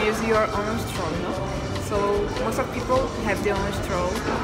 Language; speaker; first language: English; non-native, fluent; Portuguese